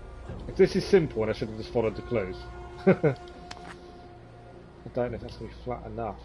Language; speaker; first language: English; native; English